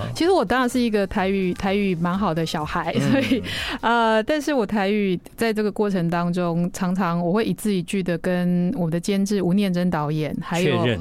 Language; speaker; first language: Chinese; native; Chinese